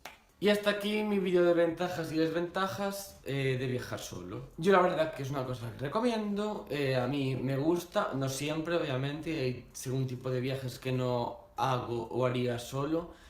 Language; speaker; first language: Spanish; native; Spanish